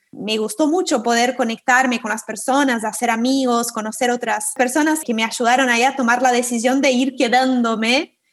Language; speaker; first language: Spanish; non-native, fluent; Portuguese